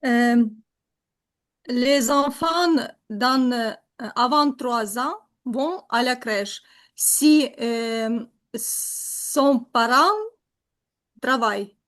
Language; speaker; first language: French; non-native, learner; Ukrainian